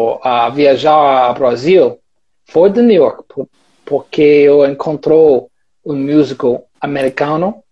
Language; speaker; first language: Portuguese; non-native, learner; English